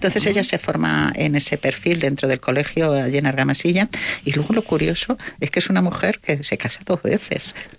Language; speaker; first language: Spanish; native; Spanish